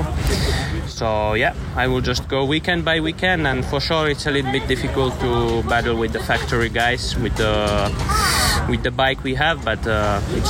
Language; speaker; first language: English; non-native, fluent; Finnish